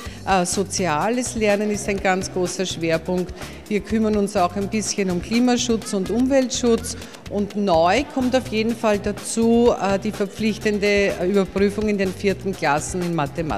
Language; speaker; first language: German; native; German